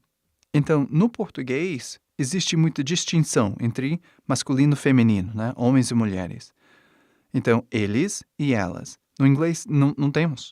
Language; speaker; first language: Portuguese; non-native, fluent; English